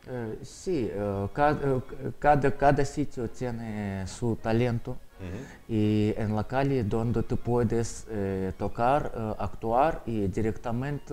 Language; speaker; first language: Spanish; non-native, learner; Russian